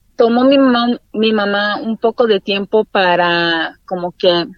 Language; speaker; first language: Spanish; native; Spanish